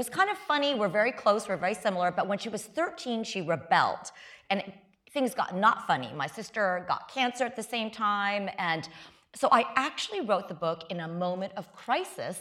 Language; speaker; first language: English; early bilingual, other home language; Chinese